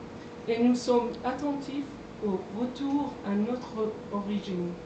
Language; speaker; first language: French; non-native, fluent; Persian